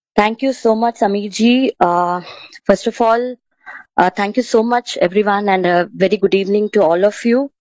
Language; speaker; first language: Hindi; non-native, local second language; Tamil